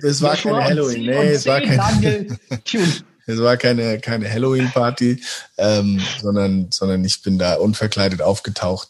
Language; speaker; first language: German; native; German